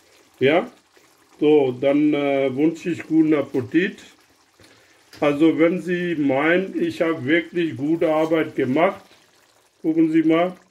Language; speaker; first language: German; non-native, learner; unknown